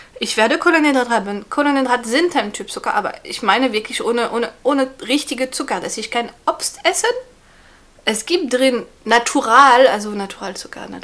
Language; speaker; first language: German; non-native, fluent; French